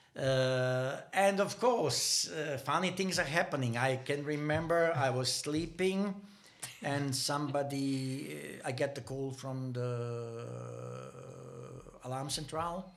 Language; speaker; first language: English; non-native, learner; Bosnian